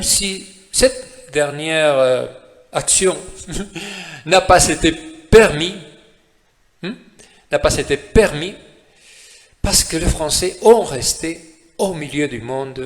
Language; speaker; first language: French; non-native, fluent; Spanish